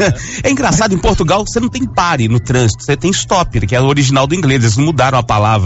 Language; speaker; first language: Portuguese; native; Portuguese